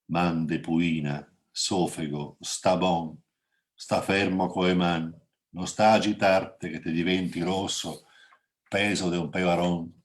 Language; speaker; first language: Italian; native; Italian